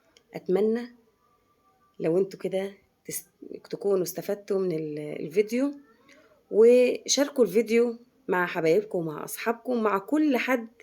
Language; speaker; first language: Arabic; native; Arabic